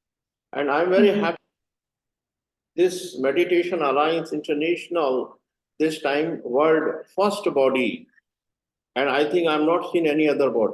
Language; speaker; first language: English; non-native, learner; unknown